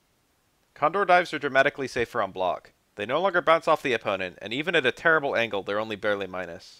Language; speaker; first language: English; native; English